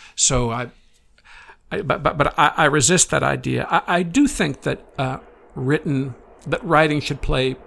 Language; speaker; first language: English; native; English